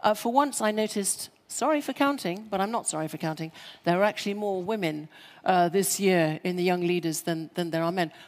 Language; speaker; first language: English; early bilingual, other home language; French